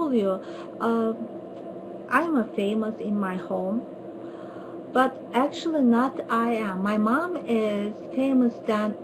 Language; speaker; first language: English; non-native, learner; Turkish